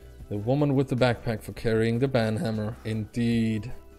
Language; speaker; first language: English; non-native, fluent; Danish